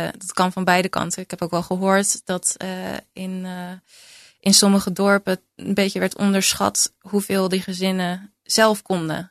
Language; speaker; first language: Dutch; native; Dutch